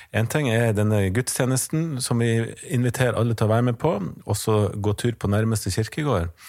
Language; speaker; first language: Norwegian; native; Norwegian